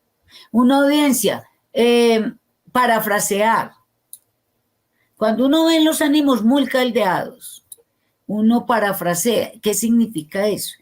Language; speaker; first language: Spanish; native; Spanish